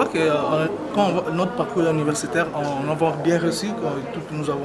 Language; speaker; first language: French; non-native, learner; Portuguese